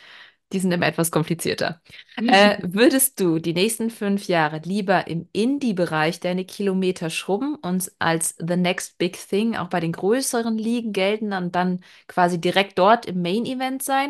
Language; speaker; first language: German; native; German